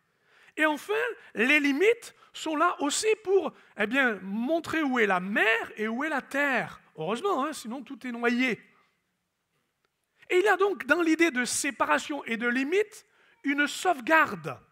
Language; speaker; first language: French; native; French